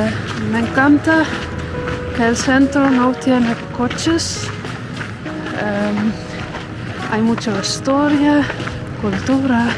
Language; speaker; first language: Spanish; non-native, fluent; Dutch